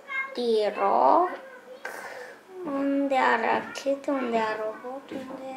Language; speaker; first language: German; non-native, learner; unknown